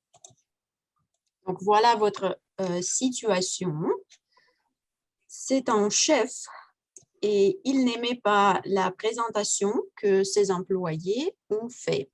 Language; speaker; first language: French; non-native, fluent; Russian